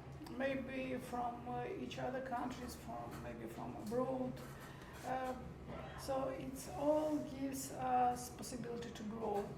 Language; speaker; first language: English; non-native, learner; Armenian